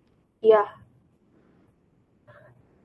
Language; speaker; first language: English; non-native, learner; Indonesian